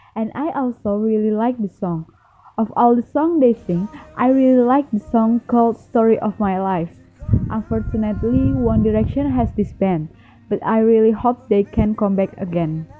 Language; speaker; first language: English; non-native, learner; Indonesian